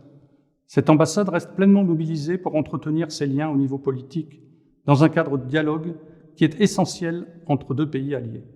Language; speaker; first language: French; native; French